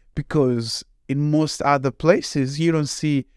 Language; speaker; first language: English; non-native, local second language; Shona